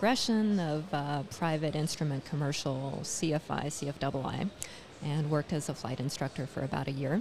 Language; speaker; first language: English; native; English